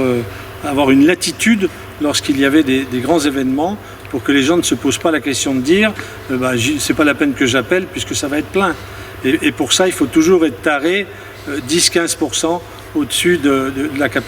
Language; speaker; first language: French; native; French